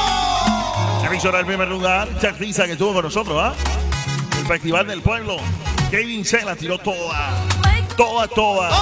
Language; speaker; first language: Spanish; native; Spanish